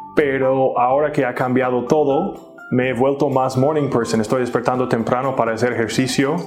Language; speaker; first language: Spanish; non-native, fluent; English